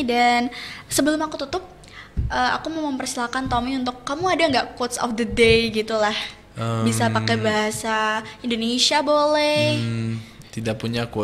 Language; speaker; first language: Indonesian; non-native, fluent; Italian